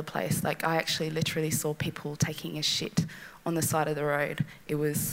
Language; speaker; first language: English; native; English